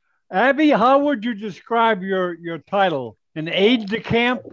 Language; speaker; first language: English; native; English